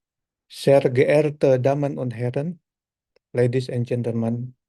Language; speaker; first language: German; non-native, learner; Indonesian